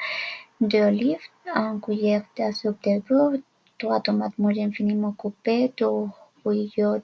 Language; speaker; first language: French; non-native, learner; Spanish